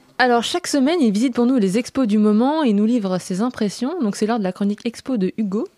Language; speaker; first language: French; native; French